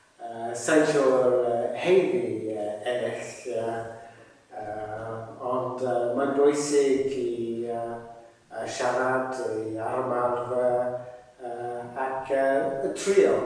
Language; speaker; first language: Welsh; non-native, learner; English